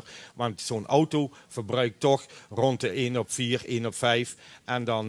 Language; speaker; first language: Dutch; native; Dutch